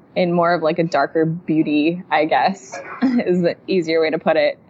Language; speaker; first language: English; native; English